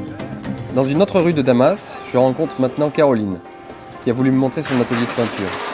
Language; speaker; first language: French; native; French